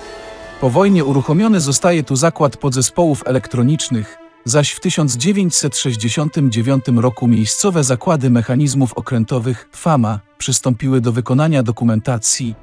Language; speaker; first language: Polish; native; Polish